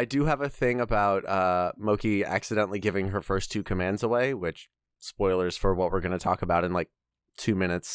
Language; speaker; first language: English; native; English